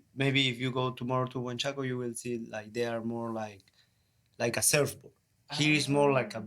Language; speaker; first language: English; non-native, learner; Spanish